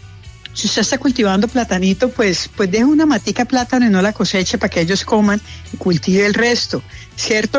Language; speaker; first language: Spanish; native; Spanish